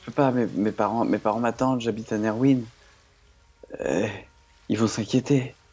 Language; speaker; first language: French; native; French